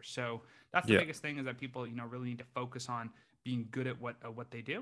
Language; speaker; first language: English; native; English